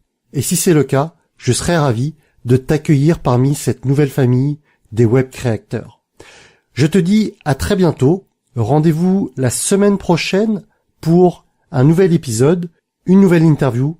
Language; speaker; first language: French; native; French